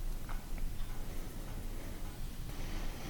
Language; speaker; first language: English; native; English